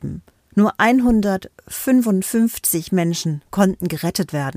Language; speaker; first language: German; native; German